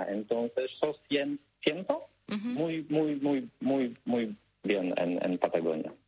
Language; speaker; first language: Spanish; non-native, learner; Polish